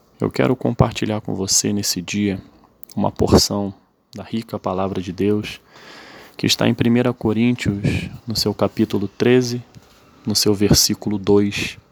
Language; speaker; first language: Portuguese; native; Portuguese